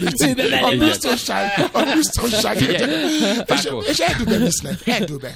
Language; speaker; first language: Hungarian; non-native, learner; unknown